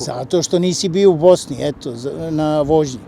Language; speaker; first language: Bosnian; native; Bosnian